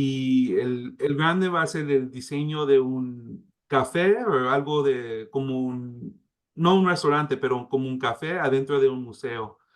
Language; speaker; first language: Spanish; early bilingual, heritage; English